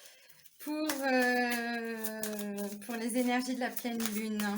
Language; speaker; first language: French; native; French